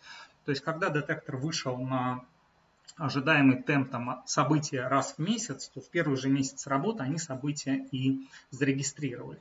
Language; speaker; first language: Russian; native; Russian